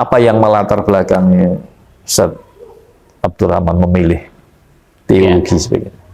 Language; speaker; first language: Malay; native; Malay